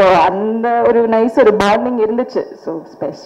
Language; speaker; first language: Tamil; non-native, fluent; Malayalam